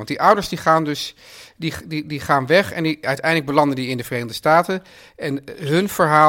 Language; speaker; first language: Dutch; native; Dutch